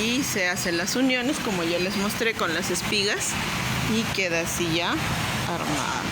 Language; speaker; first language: Spanish; native; Spanish